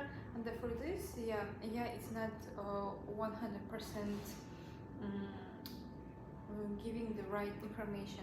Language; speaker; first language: English; non-native, learner; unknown